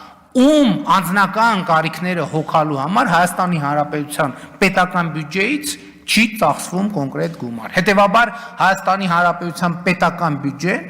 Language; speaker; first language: Armenian; native; Armenian